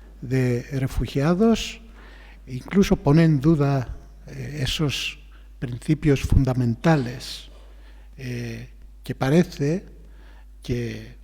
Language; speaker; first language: Spanish; non-native, fluent; Greek